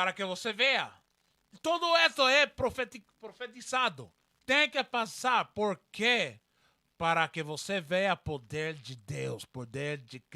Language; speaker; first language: Portuguese; non-native, learner; Spanish